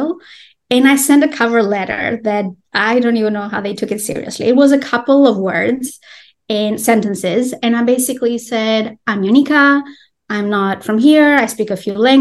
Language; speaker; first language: English; non-native, fluent; Albanian